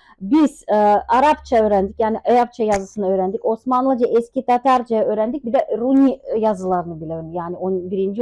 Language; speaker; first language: Turkish; non-native, fluent; Tatar